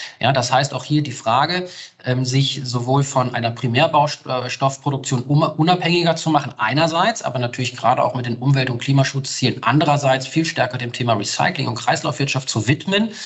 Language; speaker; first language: German; native; German